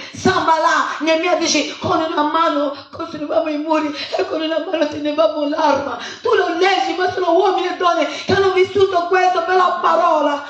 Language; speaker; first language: Italian; non-native, fluent; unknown